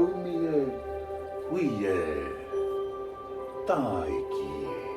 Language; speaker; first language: Māori; non-native, local second language; English